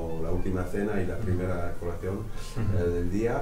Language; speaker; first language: Spanish; non-native, fluent; French